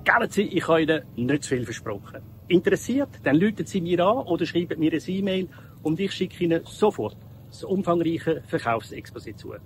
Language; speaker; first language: German; native; German